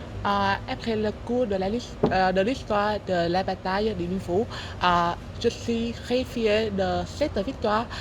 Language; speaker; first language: French; non-native, learner; Vietnamese